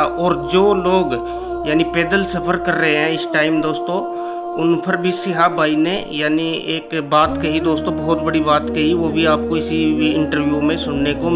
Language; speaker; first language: Hindi; native; Hindi